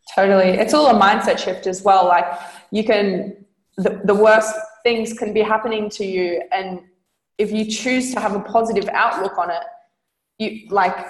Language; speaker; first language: English; native; English